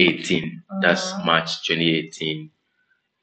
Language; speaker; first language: English; non-native, local second language; Ewe